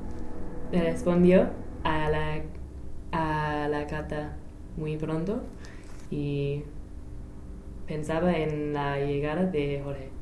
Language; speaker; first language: Spanish; non-native, learner; English